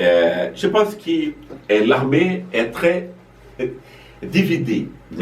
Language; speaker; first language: French; non-native, fluent; Portuguese